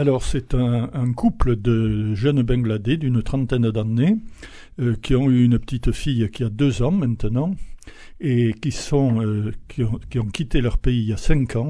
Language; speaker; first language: French; native; French